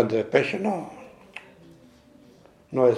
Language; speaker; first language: Italian; non-native, local second language; Sicilian